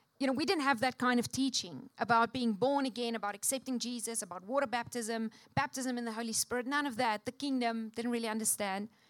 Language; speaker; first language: English; non-native, local second language; Afrikaans